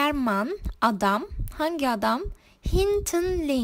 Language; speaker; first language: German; non-native, fluent; Turkish